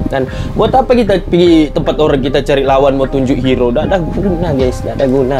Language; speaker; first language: Malay; native; Malay